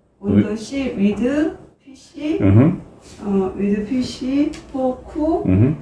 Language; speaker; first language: English; non-native, learner; Korean